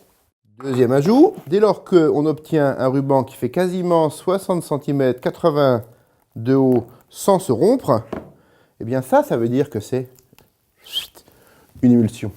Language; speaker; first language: French; native; French